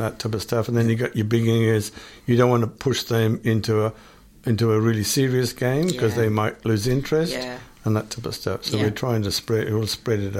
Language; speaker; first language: English; native; English